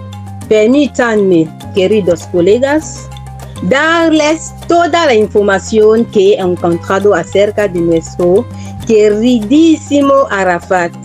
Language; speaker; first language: Spanish; non-native, fluent; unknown